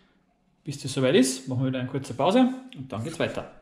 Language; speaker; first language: German; native; German